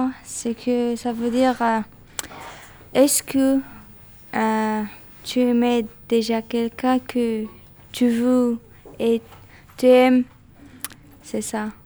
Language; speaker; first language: French; non-native, learner; Persian